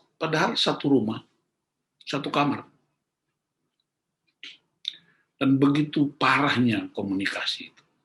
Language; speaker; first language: Indonesian; native; Indonesian